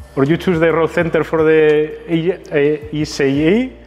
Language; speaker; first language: English; non-native, fluent; Spanish